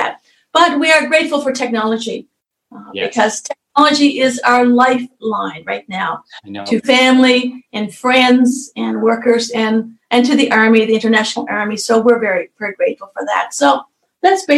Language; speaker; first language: English; native; English